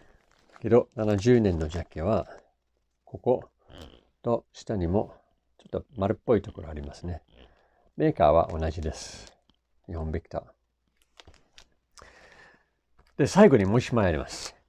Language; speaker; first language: Japanese; non-native, fluent; English